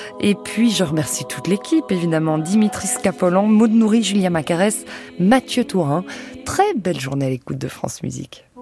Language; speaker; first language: French; native; French